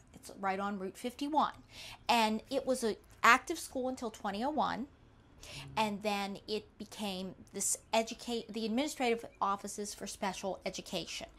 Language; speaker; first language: English; native; English